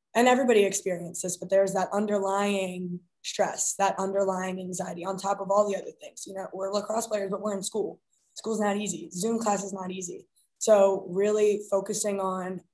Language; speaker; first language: English; native; English